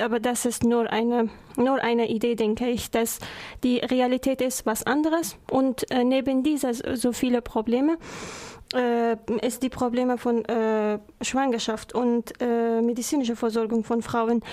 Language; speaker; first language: German; non-native, learner; Persian